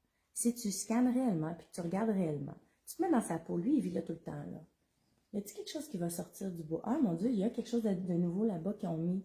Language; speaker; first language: French; native; French